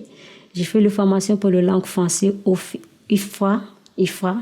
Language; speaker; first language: French; non-native, learner; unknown